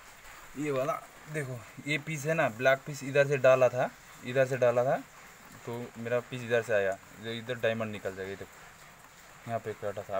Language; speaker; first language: Hindi; non-native, local second language; Malayalam